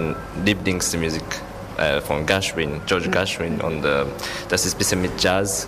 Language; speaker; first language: German; non-native, learner; Japanese